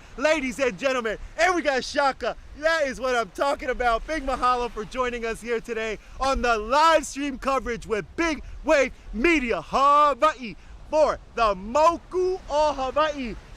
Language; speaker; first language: English; native; English